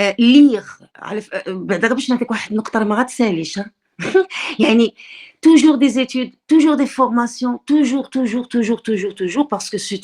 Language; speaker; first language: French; non-native, local second language; Arabic